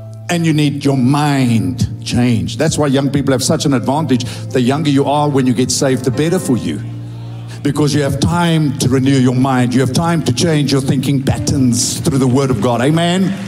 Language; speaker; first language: English; non-native, local second language; Afrikaans